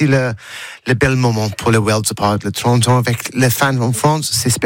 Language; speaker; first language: French; non-native, learner; English